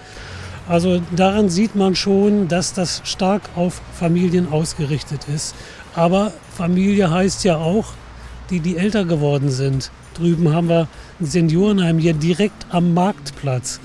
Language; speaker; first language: German; native; German